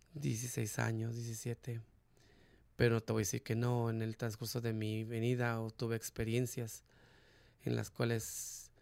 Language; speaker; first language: Spanish; native; Spanish